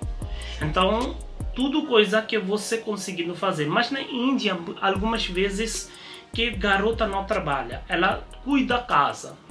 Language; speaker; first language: Portuguese; non-native, learner; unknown